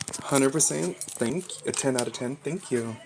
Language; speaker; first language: English; native; English